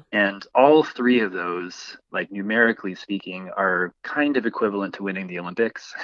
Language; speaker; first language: English; native; English